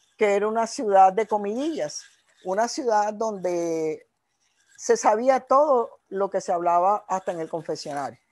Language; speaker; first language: Spanish; native; Spanish